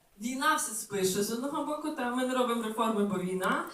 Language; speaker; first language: Ukrainian; native; Ukrainian